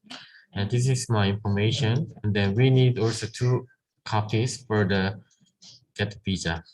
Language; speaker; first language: English; non-native, learner; Korean